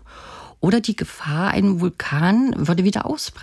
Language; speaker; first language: German; native; German